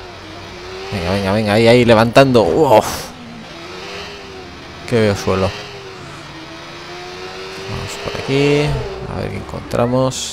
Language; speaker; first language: Spanish; native; Spanish